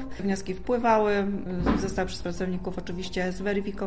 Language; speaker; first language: Polish; native; Polish